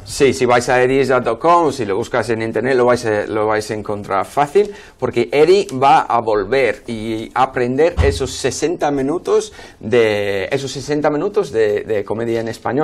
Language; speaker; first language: Spanish; non-native, fluent; English